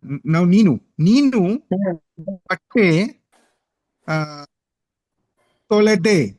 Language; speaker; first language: Kannada; non-native, learner; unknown